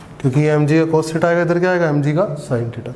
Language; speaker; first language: Hindi; native; Hindi